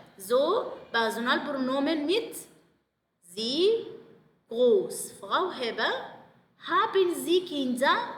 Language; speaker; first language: German; non-native, fluent; Arabic